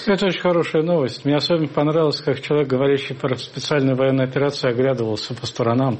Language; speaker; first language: Russian; native; Russian